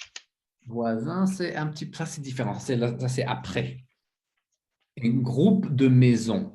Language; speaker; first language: French; non-native, fluent; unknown